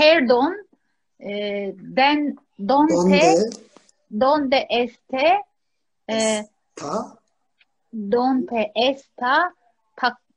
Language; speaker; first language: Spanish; non-native, learner; Turkish